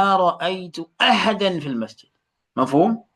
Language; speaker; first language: Arabic; non-native, fluent; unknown